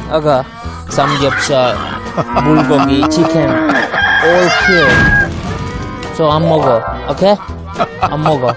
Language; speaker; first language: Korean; non-native, learner; Divehi